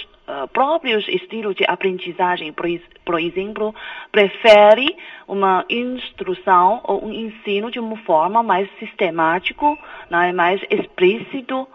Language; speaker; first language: Portuguese; non-native, fluent; Chinese